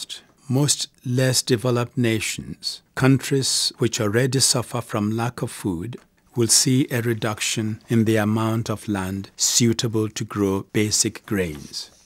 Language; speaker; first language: English; non-native, local second language; Akan